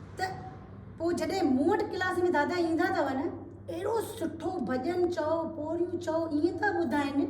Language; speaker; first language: Sindhi; early bilingual, heritage; Sindhi